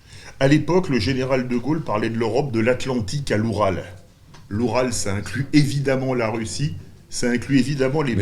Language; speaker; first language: French; native; French